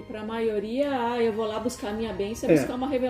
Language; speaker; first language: Portuguese; native; Portuguese